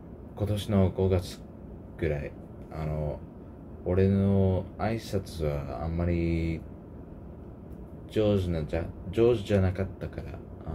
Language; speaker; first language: Japanese; non-native, learner; English